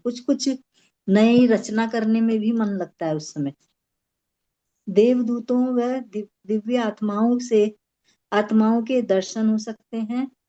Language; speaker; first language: Hindi; native; Hindi